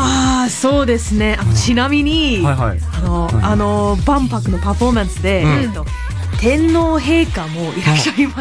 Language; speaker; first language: Japanese; non-native, learner; English